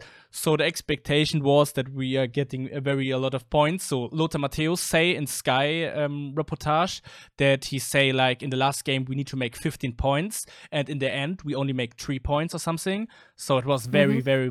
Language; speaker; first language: English; non-native, fluent; German